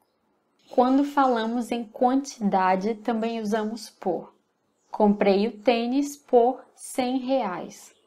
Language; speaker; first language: Portuguese; non-native, fluent; English